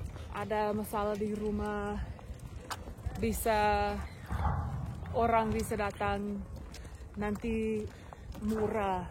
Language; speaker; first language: Indonesian; non-native, learner; English